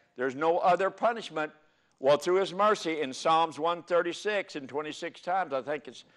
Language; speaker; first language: English; native; English